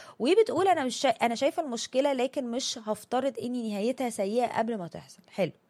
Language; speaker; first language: Egyptian Arabic; native; Egyptian Arabic